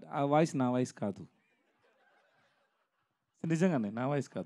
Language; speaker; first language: Telugu; non-native, learner; Tamil